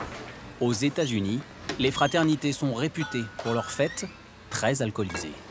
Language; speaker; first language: French; native; French